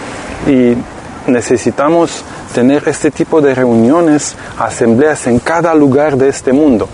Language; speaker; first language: Spanish; non-native, fluent; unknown